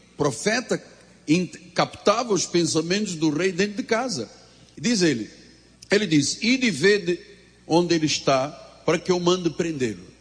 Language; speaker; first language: Portuguese; native; Portuguese